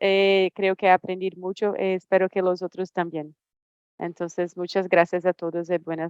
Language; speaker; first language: Spanish; non-native, fluent; Portuguese